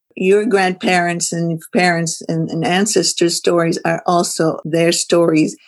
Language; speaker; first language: English; non-native, fluent; Arabic